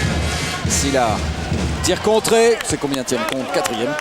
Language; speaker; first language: French; native; French